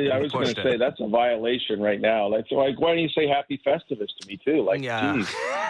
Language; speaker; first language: English; native; English